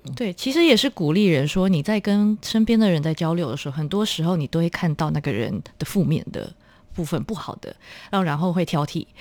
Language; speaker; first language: Chinese; native; Chinese